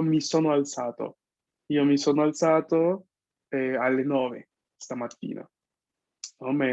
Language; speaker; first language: Italian; non-native, fluent; Spanish